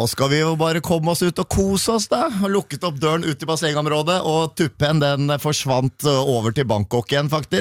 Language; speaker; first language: Norwegian; native; Norwegian